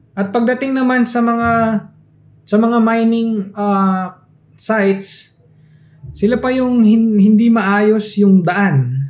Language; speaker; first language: Filipino; non-native, local second language; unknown